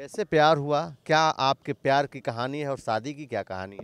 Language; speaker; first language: Hindi; native; Hindi